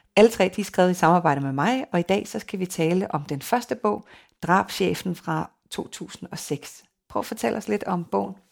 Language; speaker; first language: Danish; native; Danish